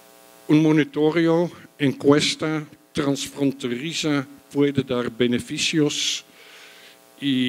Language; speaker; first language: Spanish; non-native, fluent; Dutch